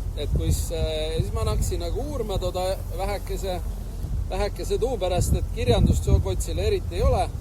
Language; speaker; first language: Estonian; native; Estonian